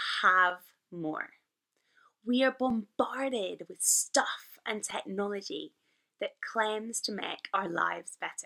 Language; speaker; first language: English; native; English